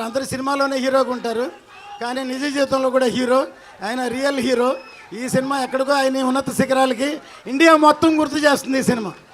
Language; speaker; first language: Telugu; native; Telugu